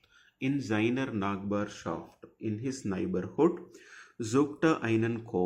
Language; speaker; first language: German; non-native, fluent; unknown